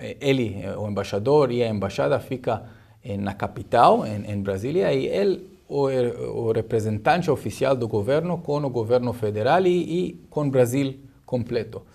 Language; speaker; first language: Portuguese; non-native, learner; Hebrew